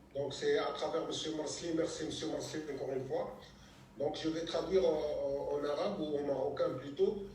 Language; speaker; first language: French; non-native, local second language; Arabic